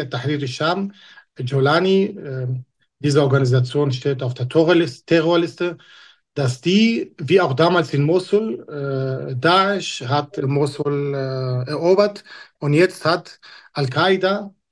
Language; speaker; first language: German; non-native, fluent; Kurdish